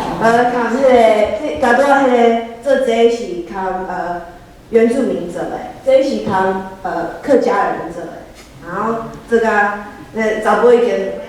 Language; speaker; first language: Chinese; early bilingual, heritage; Chinese